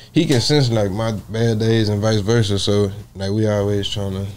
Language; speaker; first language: English; native; English